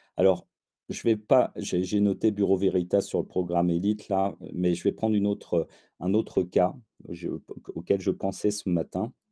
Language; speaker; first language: French; native; French